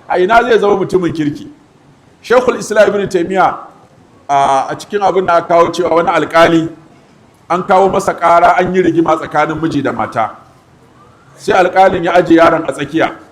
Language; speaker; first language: Hausa; native; Hausa